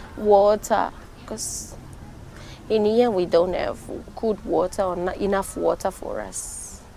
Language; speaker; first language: English; non-native, fluent; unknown